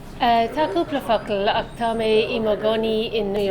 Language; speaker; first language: Irish; non-native, local second language; English